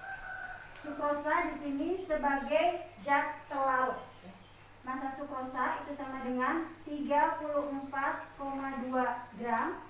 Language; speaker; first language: Indonesian; native; Indonesian